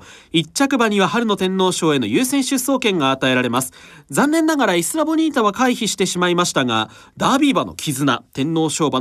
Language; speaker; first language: Japanese; native; Japanese